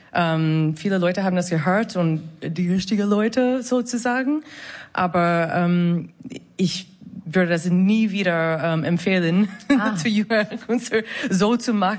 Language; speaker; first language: German; non-native, fluent; English